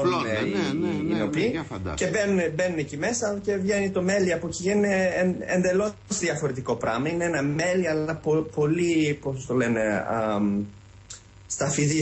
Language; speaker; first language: Greek; early bilingual, heritage; Greek